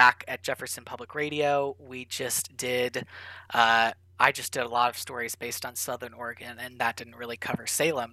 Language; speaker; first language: English; native; English